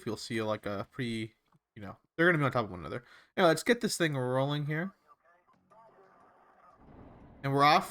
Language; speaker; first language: English; native; English